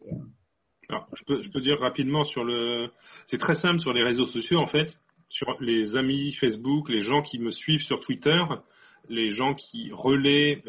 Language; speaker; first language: French; native; French